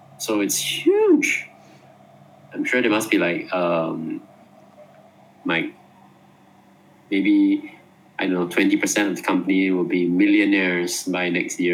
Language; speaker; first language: English; non-native, fluent; Malay